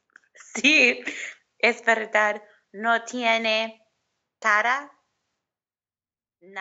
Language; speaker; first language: Spanish; non-native, learner; English